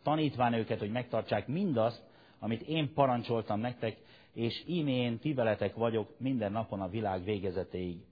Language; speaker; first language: Hungarian; native; Hungarian